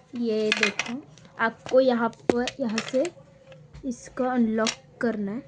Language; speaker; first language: Hindi; non-native, local second language; Marathi